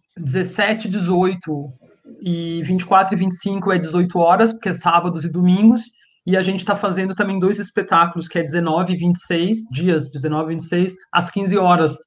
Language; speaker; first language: Portuguese; native; Portuguese